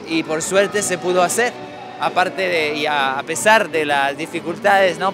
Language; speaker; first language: Spanish; non-native, fluent; French